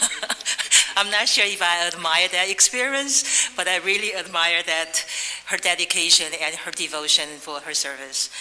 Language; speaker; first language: English; non-native, fluent; Chinese